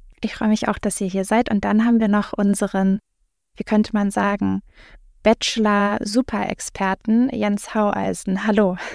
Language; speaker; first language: German; native; German